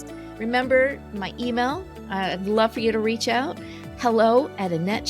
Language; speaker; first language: English; native; English